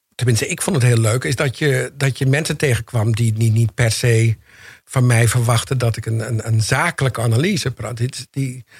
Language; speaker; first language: Dutch; early bilingual, other home language; Indonesian